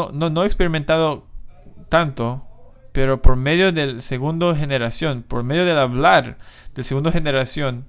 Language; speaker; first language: Spanish; non-native, fluent; English